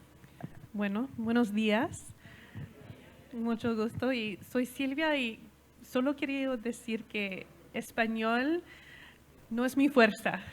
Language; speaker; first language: Spanish; non-native, learner; English